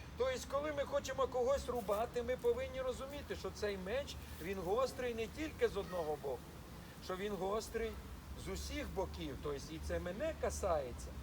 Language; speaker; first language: Ukrainian; native; Ukrainian